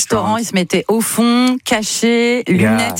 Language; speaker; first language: French; native; French